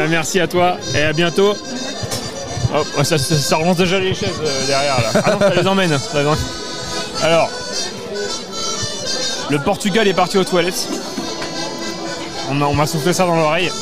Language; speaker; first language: French; native; French